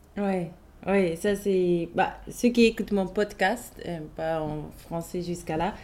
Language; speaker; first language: French; non-native, fluent; German